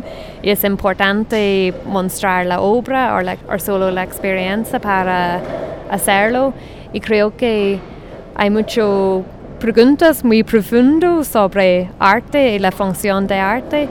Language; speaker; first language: Spanish; non-native, fluent; English